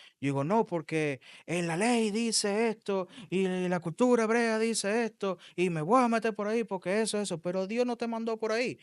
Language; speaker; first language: Spanish; native; Spanish